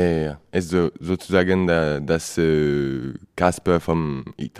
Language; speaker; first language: German; non-native, learner; French